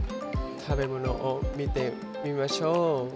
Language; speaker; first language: Japanese; non-native, learner; Thai